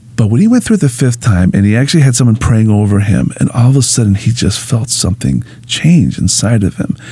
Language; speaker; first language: English; early bilingual, other home language; Spanish